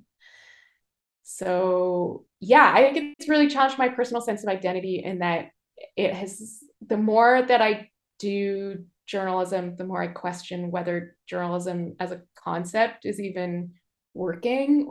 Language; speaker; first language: English; native; English